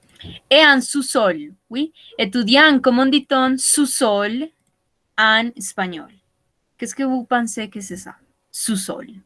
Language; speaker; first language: French; non-native, learner; Spanish